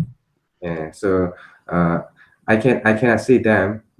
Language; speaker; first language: English; non-native, learner; Korean